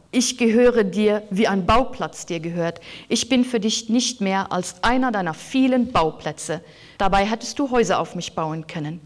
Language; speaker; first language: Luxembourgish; native; Luxembourgish